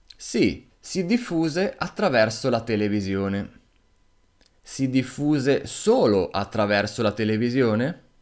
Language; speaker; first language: Italian; native; Italian